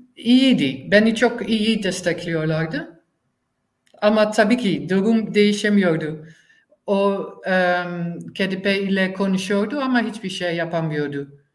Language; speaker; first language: Turkish; non-native, learner; Dutch